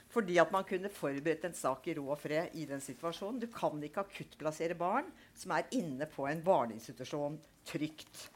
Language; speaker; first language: Norwegian; native; Norwegian